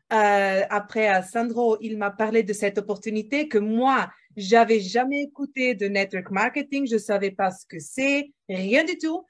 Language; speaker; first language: French; non-native, fluent; Portuguese